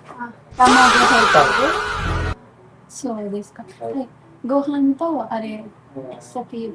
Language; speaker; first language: Japanese; non-native, learner; Telugu